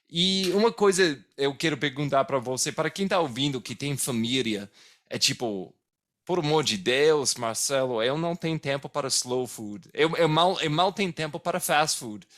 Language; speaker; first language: Portuguese; non-native, fluent; English